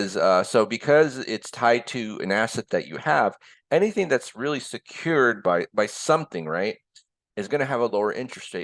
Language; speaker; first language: English; early bilingual, other home language; Korean